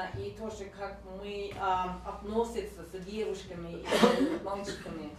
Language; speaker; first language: Russian; non-native, learner; Norwegian